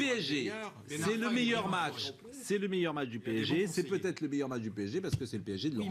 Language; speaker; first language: French; native; French